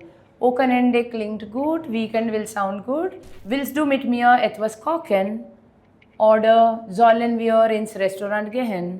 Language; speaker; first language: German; non-native, learner; Hindi